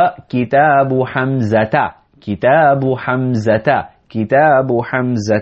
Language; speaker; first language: Arabic; non-native, fluent; English